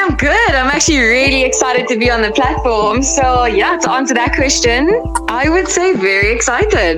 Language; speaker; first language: English; native; English